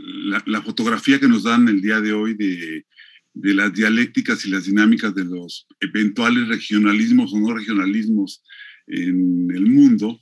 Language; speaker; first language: Spanish; native; Spanish